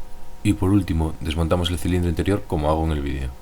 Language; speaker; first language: Spanish; native; Spanish